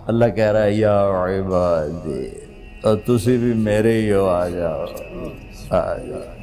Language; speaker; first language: Urdu; non-native, local second language; Punjabi